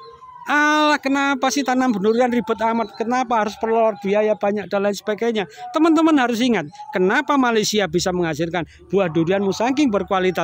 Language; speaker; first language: Indonesian; native; Indonesian